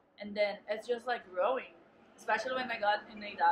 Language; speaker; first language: English; non-native, fluent; Portuguese